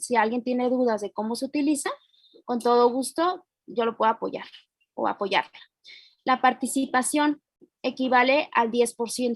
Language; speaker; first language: Spanish; native; Spanish